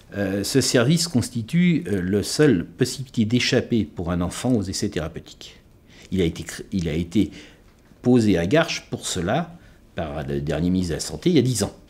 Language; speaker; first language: French; native; French